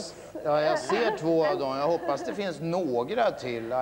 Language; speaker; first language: Swedish; native; Swedish